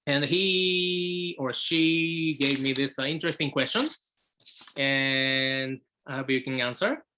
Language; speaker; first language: English; non-native, fluent; Japanese